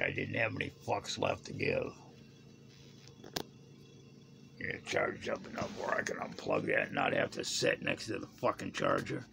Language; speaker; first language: English; native; English